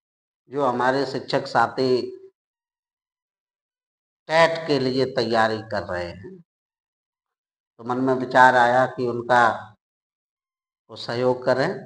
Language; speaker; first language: Hindi; native; Hindi